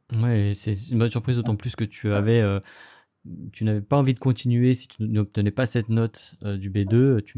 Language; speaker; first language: French; native; French